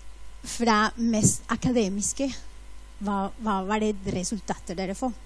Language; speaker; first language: Norwegian; non-native, fluent; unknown